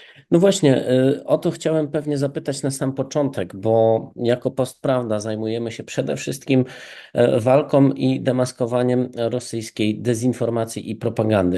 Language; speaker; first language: Polish; native; Polish